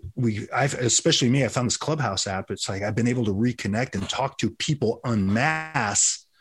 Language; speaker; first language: English; early bilingual, other home language; Filipino